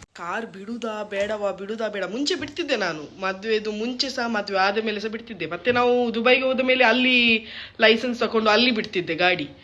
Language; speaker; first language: Kannada; non-native, local second language; Tulu